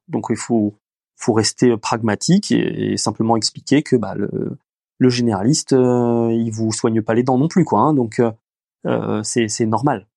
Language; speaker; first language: French; early bilingual, other home language; Romanian